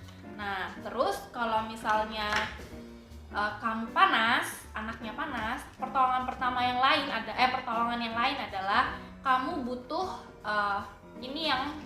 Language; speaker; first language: Indonesian; native; Indonesian